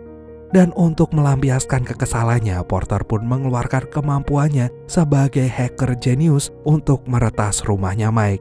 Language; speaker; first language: Indonesian; native; Indonesian